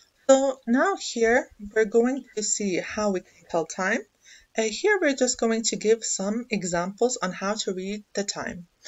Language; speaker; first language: English; non-native, fluent; Arabic